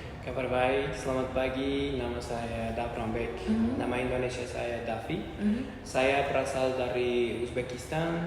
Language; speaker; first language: Indonesian; non-native, learner; Uzbek